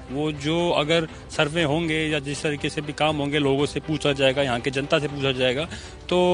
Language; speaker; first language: Hindi; native; Hindi